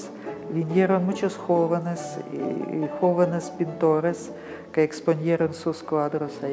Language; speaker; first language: Spanish; non-native, fluent; Russian